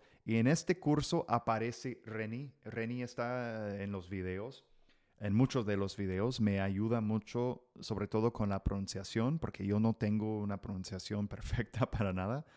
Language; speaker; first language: Spanish; non-native, fluent; English